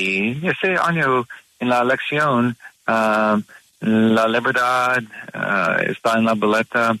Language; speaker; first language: Spanish; non-native, learner; English